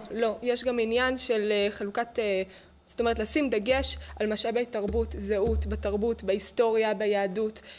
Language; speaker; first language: Hebrew; native; Hebrew